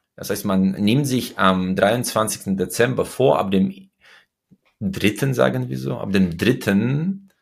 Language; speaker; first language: German; early bilingual, other home language; Russian